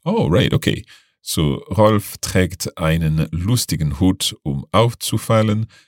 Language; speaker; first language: German; non-native, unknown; English